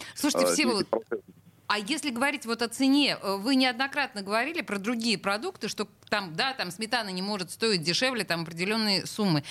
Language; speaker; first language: Russian; native; Russian